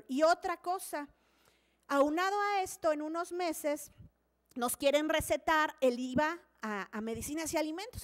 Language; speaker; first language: Spanish; native; Spanish